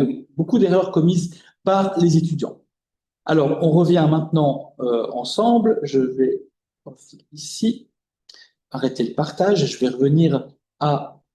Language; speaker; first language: French; native; French